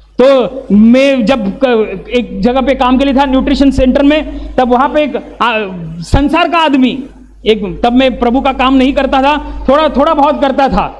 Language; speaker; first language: Hindi; non-native, local second language; Marathi